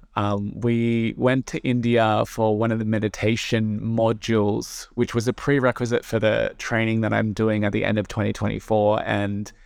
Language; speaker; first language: English; native; English